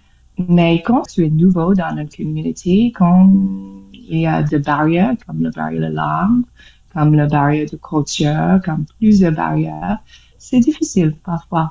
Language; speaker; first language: French; non-native, learner; English